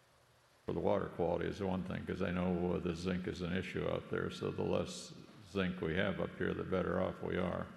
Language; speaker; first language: English; native; English